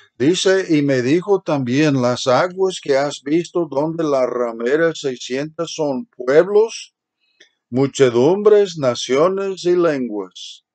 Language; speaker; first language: Spanish; non-native, fluent; English